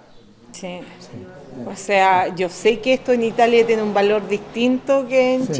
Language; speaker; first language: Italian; early bilingual, heritage; Spanish